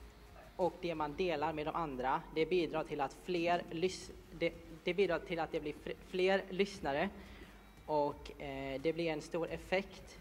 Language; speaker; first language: Swedish; early bilingual, other home language; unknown